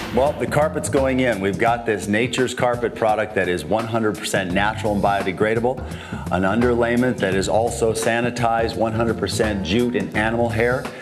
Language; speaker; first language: English; native; English